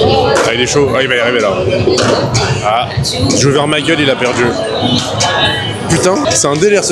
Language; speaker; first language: French; native; French